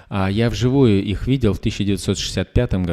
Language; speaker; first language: Russian; native; Russian